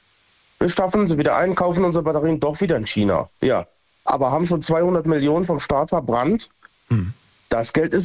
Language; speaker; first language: German; native; German